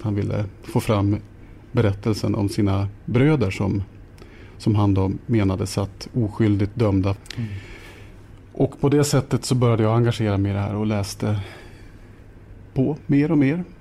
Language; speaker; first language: Swedish; native; Swedish